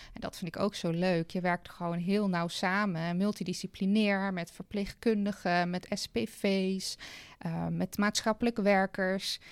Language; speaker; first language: Dutch; non-native, fluent; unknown